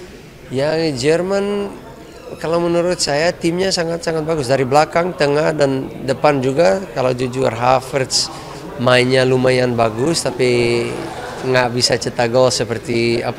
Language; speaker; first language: Indonesian; early bilingual, heritage; Dutch